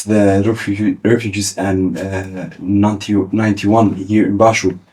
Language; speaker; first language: English; early bilingual, other home language; Kurdish